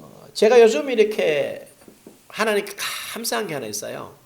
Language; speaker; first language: Korean; native; Korean